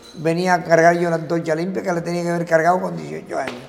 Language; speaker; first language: Spanish; native; Spanish